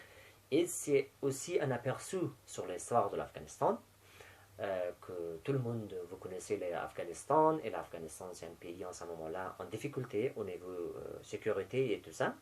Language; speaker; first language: French; non-native, fluent; Persian